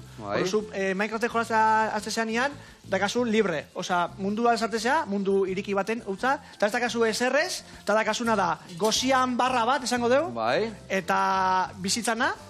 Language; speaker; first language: Basque; native; Basque